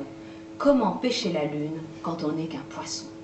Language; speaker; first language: French; native; French